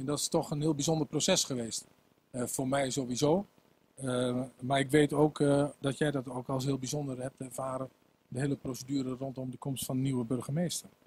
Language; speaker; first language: Dutch; native; Dutch